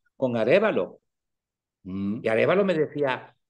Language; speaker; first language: Spanish; native; Spanish